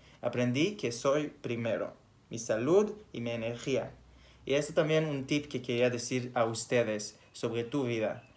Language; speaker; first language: Spanish; non-native, fluent; Hebrew